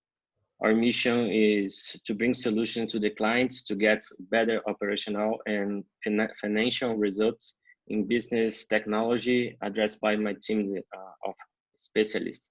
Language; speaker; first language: English; non-native, learner; Portuguese